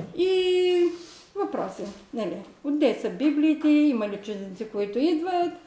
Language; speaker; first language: Bulgarian; non-native, local second language; Turkish